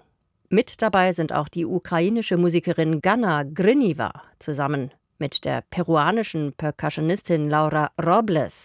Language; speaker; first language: German; native; German